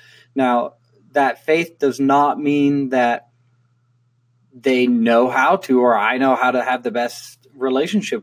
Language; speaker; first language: English; native; English